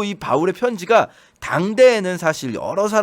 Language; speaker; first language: Korean; native; Korean